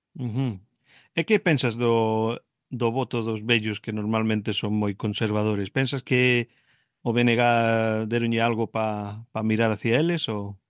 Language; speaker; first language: Galician; early bilingual, heritage; Galician